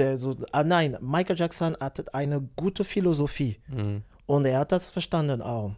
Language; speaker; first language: German; non-native, learner; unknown